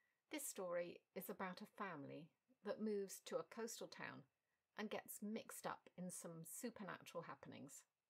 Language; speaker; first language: English; native; English